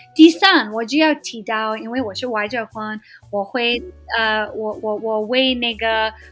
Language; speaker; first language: Chinese; non-native, fluent; English